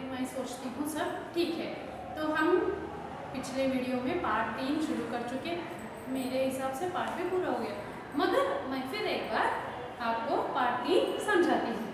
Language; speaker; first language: Hindi; non-native, local second language; Telugu